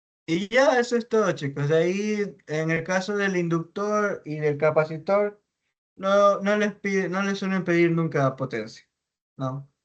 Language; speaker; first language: Spanish; native; Spanish